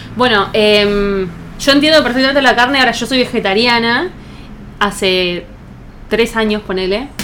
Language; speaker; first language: Spanish; native; Spanish